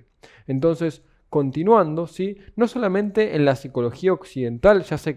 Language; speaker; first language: Spanish; native; Spanish